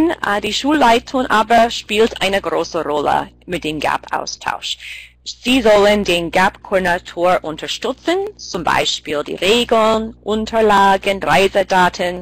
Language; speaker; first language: German; non-native, fluent; English